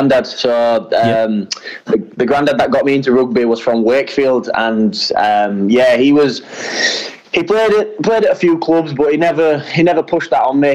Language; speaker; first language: English; native; English